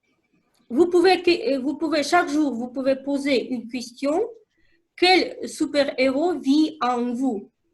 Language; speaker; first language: French; non-native, fluent; Russian